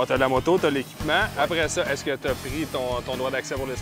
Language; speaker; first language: French; native; French